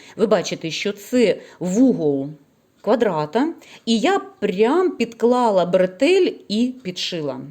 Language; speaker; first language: Ukrainian; non-native, local second language; Russian